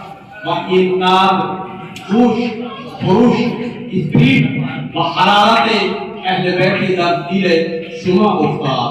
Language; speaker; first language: Persian; non-native, fluent; Urdu